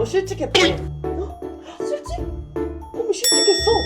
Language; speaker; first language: Korean; native; Korean